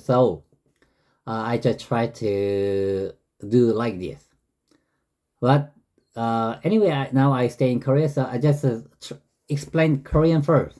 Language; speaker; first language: English; non-native, learner; Korean